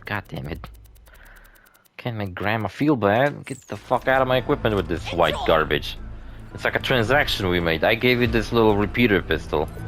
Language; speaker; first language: English; non-native, fluent; Polish